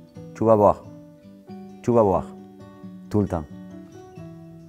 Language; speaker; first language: French; non-native, fluent; Spanish